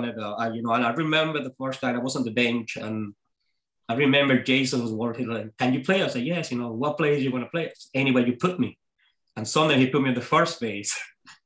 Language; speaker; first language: English; non-native, fluent; Spanish